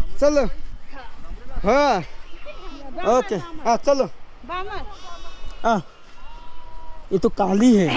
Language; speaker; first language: Hindi; non-native, learner; Bangla